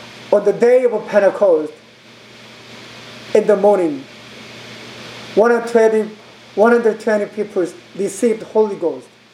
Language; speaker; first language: English; non-native, learner; Korean